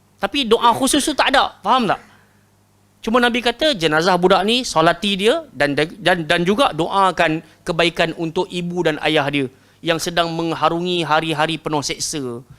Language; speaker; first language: Malay; native; Malay